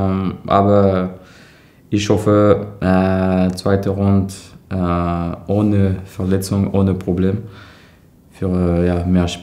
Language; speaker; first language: German; non-native, learner; French